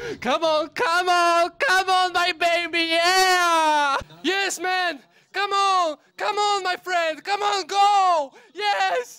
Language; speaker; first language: English; non-native, learner; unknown